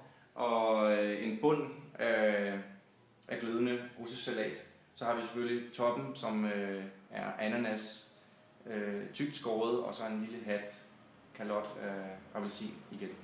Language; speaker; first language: Danish; native; Danish